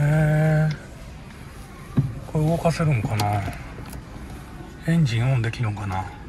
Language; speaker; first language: Japanese; native; Japanese